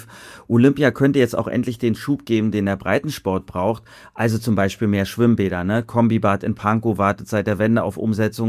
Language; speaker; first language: German; native; German